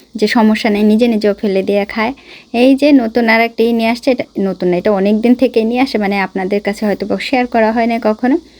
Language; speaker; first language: Bangla; native; Bangla